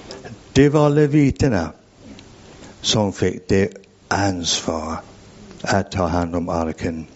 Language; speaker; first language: Swedish; non-native, fluent; English